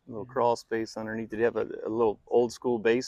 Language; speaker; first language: English; native; English